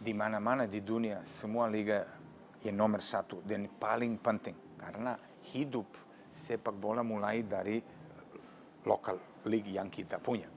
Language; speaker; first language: Indonesian; non-native, fluent; Serbian